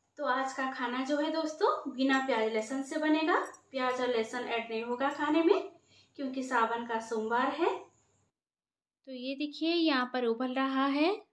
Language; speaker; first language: Hindi; non-native, local second language; Bangla